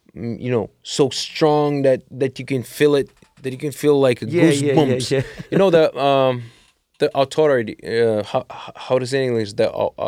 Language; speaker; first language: English; non-native, fluent; Russian